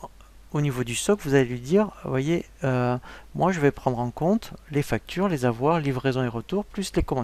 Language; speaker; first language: French; native; French